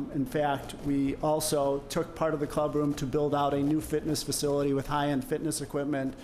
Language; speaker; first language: English; native; English